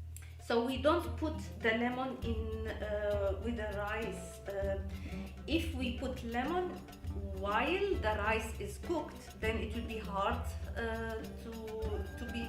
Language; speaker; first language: English; non-native, learner; Arabic